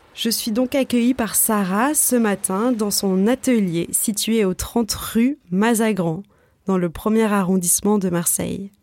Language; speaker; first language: French; native; French